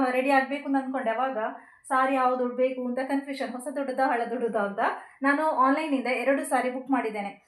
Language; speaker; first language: Kannada; native; Kannada